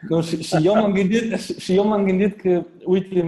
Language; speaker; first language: Romanian; native; Romanian